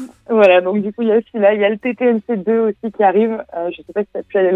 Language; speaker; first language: French; native; French